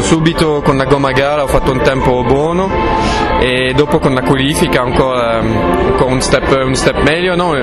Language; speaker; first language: Italian; non-native, learner; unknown